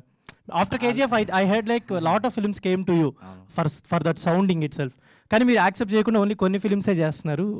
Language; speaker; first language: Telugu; native; Telugu